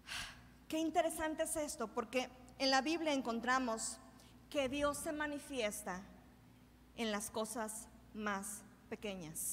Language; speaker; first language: Spanish; native; Spanish